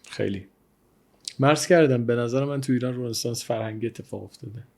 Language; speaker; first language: Persian; native; Persian